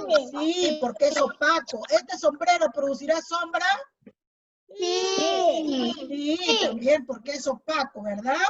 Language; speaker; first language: Spanish; native; Spanish